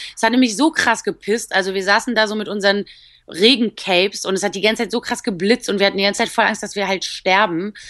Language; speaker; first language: German; early bilingual, other home language; Polish